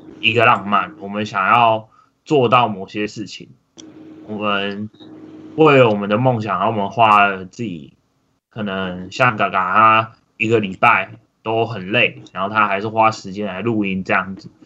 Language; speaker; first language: Chinese; native; Chinese